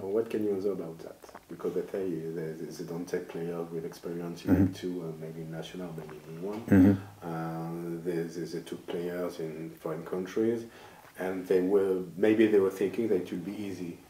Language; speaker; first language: English; non-native, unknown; French